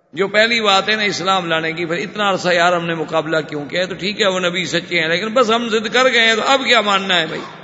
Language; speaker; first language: Urdu; native; Urdu